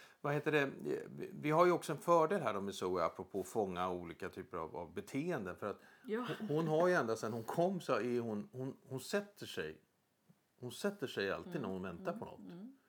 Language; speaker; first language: Swedish; native; Swedish